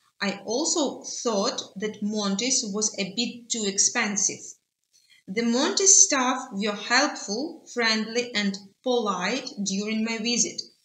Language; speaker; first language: English; non-native, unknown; Ukrainian